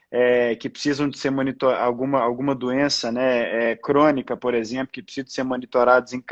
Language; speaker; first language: Portuguese; native; Portuguese